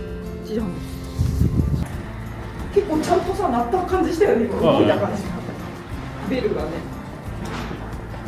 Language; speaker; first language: Japanese; native; Japanese